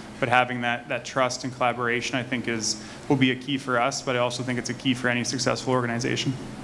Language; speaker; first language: English; native; English